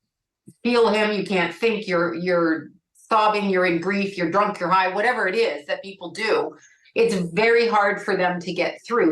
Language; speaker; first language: English; native; English